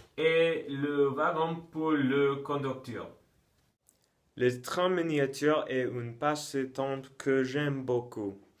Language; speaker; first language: French; non-native, learner; English